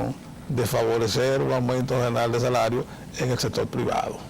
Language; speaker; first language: Spanish; native; Spanish